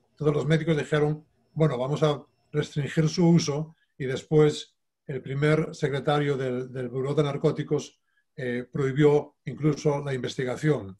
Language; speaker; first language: Spanish; native; Spanish